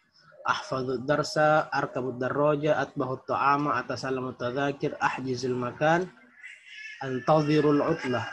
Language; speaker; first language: Arabic; non-native, fluent; Indonesian